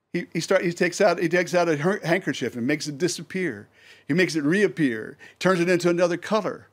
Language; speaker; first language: English; native; English